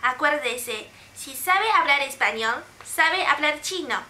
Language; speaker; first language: Spanish; non-native, fluent; Chinese